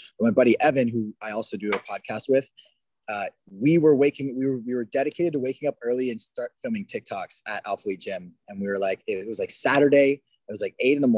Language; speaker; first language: English; native; English